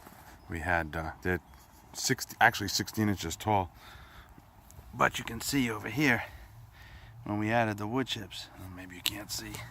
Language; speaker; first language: English; native; English